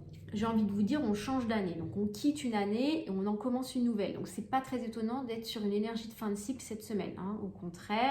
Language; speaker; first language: French; native; French